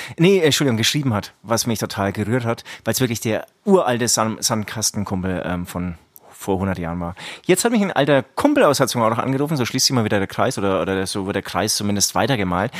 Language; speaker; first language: German; early bilingual, other home language; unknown